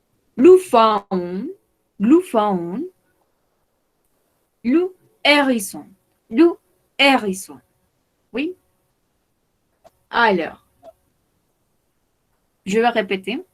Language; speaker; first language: French; non-native, fluent; Spanish